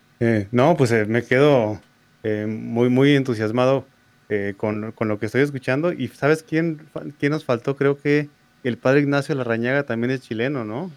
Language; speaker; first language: Spanish; native; Spanish